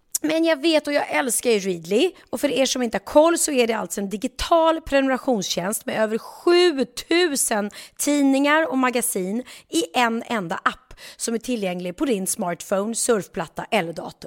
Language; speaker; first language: Swedish; native; Swedish